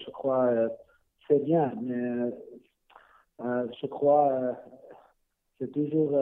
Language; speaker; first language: French; non-native, learner; Swiss German